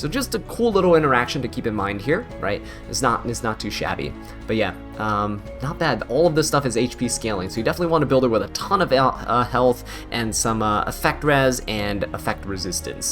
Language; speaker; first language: English; native; English